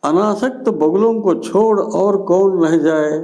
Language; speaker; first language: Hindi; non-native, local second language; Telugu